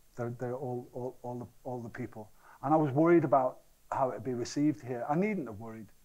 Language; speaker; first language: English; native; English